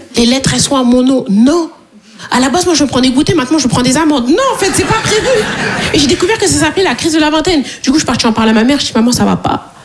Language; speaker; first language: French; native; French